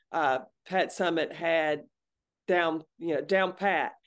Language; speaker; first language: English; native; English